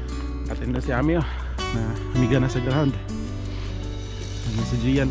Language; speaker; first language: Filipino; non-native, local second language; Cebuano